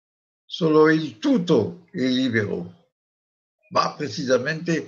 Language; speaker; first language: Italian; non-native, fluent; French